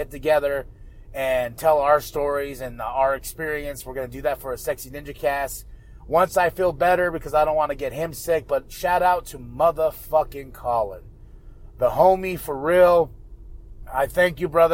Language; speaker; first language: English; native; English